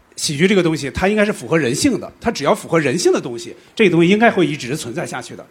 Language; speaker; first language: Chinese; native; Chinese